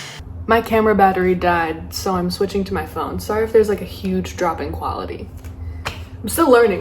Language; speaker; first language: English; native; English